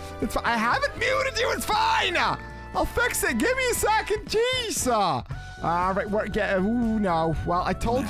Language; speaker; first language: English; native; English